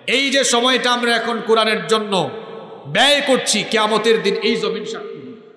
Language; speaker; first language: Bangla; non-native, local second language; Sylheti